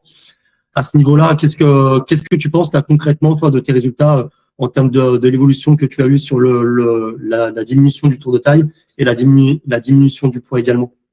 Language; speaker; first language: French; native; French